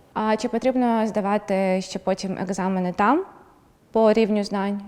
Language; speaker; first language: Ukrainian; native; Ukrainian